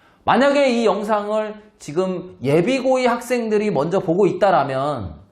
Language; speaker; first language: Korean; native; Korean